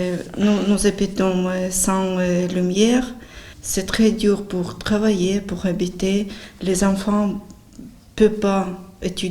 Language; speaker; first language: French; non-native, learner; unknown